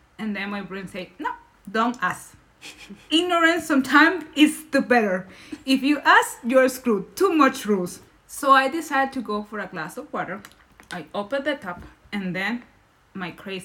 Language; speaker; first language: English; non-native, learner; Spanish